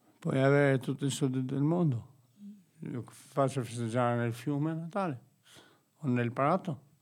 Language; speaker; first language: Italian; non-native, learner; Albanian